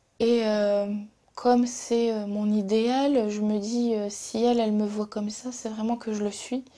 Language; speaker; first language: French; native; French